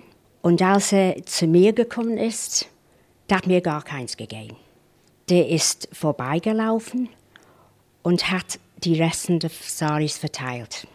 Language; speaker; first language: German; non-native, fluent; English